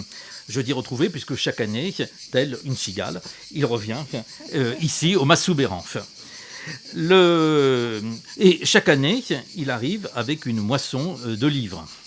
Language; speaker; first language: French; native; French